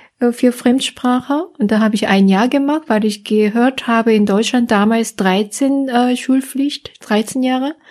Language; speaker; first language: German; non-native, fluent; Korean